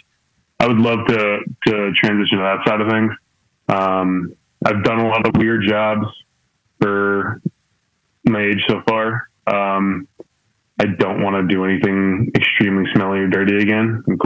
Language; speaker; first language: English; native; English